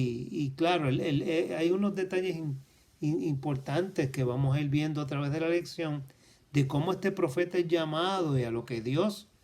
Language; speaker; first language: Spanish; native; Spanish